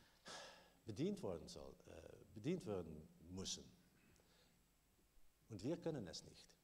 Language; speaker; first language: German; non-native, learner; Dutch